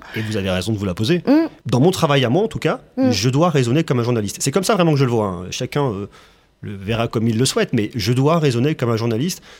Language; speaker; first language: French; native; French